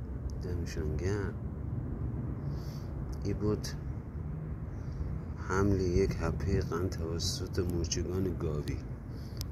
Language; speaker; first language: Persian; native; Persian